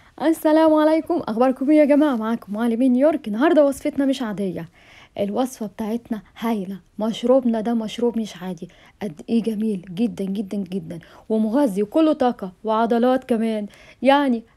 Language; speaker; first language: Arabic; native; Arabic